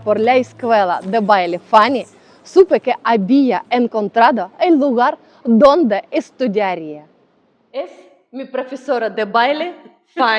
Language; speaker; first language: Spanish; non-native, fluent; Ukrainian